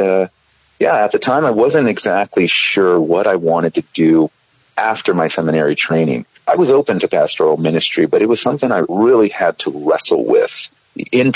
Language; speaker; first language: English; native; English